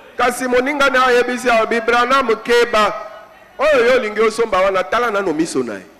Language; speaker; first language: Lingala; native; Lingala